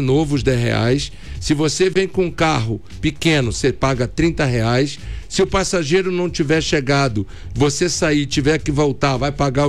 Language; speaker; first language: Portuguese; native; Portuguese